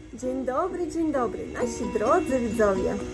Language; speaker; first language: Polish; non-native, learner; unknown